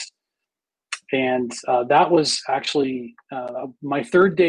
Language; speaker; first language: English; native; English